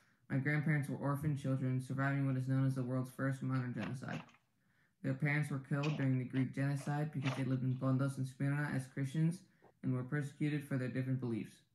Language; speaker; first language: English; early bilingual, other home language; Greek